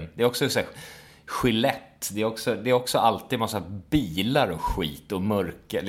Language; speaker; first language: Swedish; native; Swedish